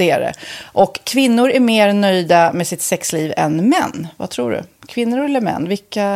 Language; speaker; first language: Swedish; native; Swedish